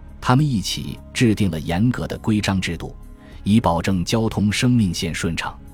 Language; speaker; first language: Chinese; native; Chinese